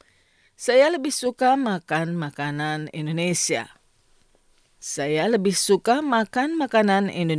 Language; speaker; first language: Indonesian; non-native, fluent; Arabic